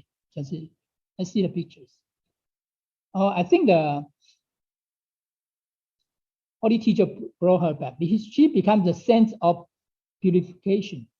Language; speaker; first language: English; non-native, fluent; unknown